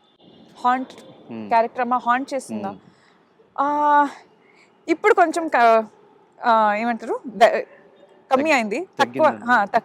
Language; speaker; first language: Telugu; non-native, learner; Kannada